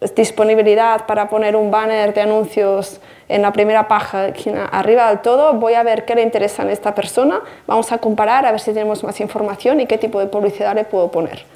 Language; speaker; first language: Spanish; native; Spanish